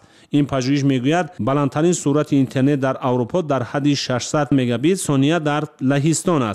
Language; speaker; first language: Tajik; native; Tajik